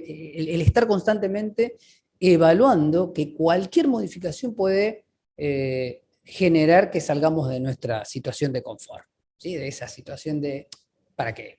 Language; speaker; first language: Spanish; native; Spanish